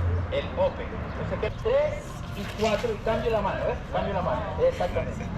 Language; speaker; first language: Spanish; native; Spanish